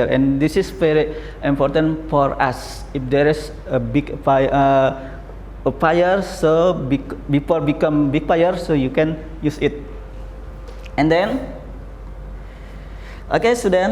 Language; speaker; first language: English; non-native, learner; Indonesian